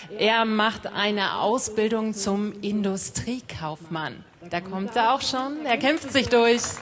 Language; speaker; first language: German; native; German